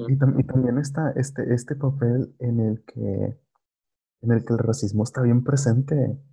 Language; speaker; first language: Spanish; native; Spanish